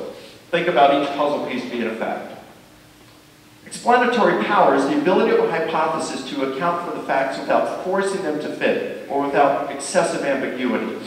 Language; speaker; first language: English; native; English